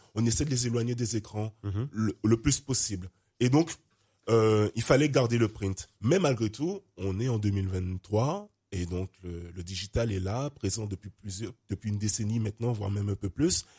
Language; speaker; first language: French; native; French